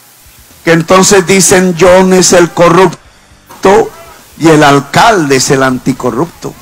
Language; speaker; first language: Spanish; native; Spanish